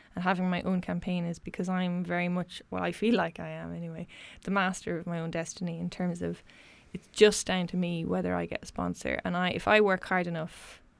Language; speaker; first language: English; native; English